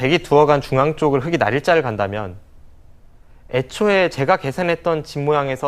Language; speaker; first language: Korean; native; Korean